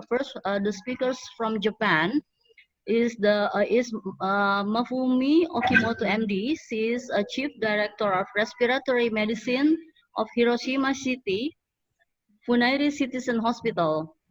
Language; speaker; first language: English; non-native, fluent; Indonesian